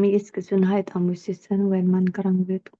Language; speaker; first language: German; non-native, learner; Indonesian